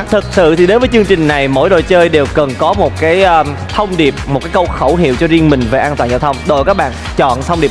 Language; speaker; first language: Vietnamese; native; Vietnamese